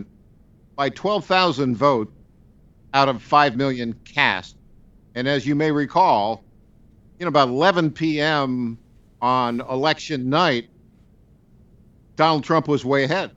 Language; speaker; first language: English; native; English